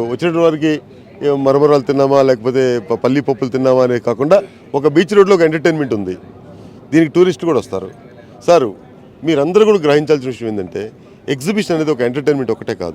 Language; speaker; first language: Telugu; native; Telugu